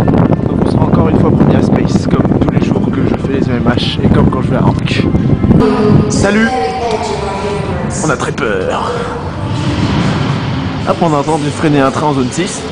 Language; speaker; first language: French; native; French